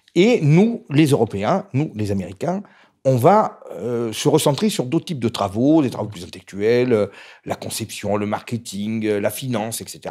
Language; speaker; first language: French; native; French